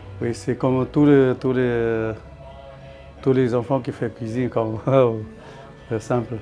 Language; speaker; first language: French; non-native, learner; Tibetan